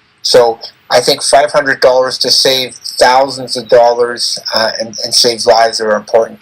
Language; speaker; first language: English; native; English